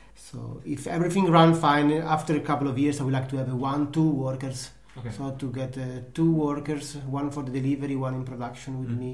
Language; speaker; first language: English; non-native, learner; Italian